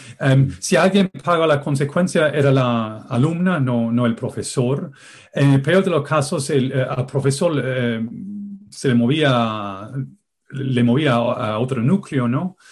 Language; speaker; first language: Spanish; non-native, fluent; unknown